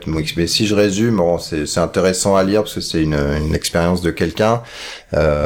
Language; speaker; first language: French; native; French